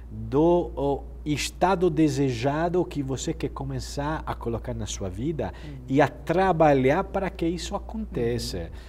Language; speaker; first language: Portuguese; non-native, fluent; Italian